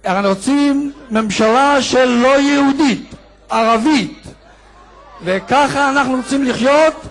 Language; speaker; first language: Hebrew; non-native, fluent; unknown